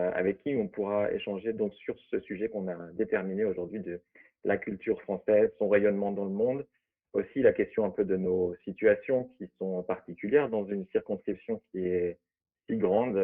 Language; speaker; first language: French; native; French